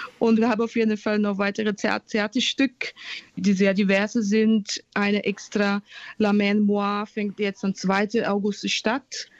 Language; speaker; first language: German; non-native, fluent; Portuguese